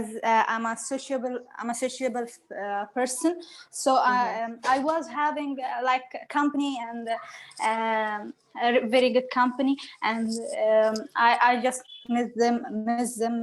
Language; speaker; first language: English; non-native, learner; Arabic